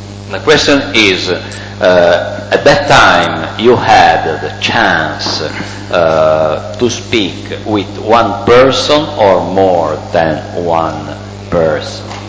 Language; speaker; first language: English; non-native, fluent; Italian